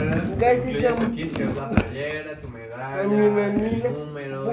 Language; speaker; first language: Spanish; native; Spanish